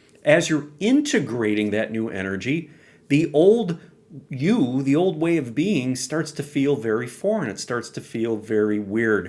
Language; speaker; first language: English; native; English